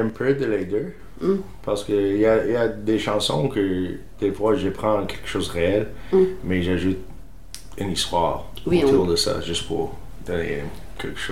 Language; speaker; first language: French; non-native, fluent; English